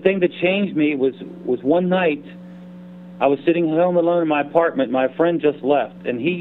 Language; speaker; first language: English; native; English